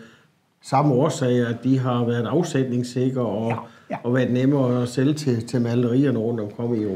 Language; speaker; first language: Danish; native; Danish